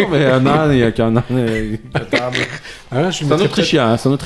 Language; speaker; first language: French; native; French